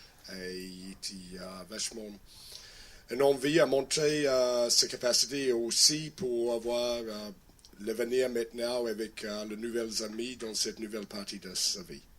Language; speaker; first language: French; non-native, fluent; English